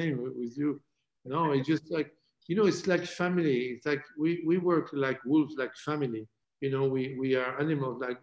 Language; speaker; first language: English; non-native, fluent; French